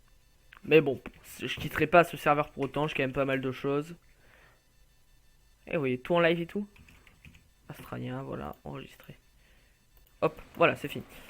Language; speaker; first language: French; native; French